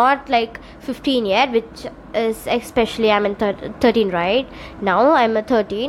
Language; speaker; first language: English; non-native, local second language; Tamil